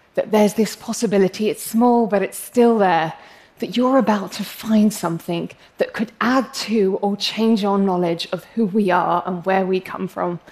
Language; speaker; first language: English; native; English